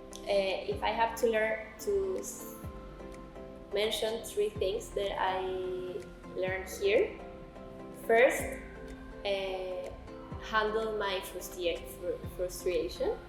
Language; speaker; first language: English; non-native, learner; Spanish